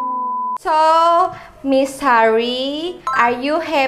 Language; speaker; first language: English; non-native, learner; Indonesian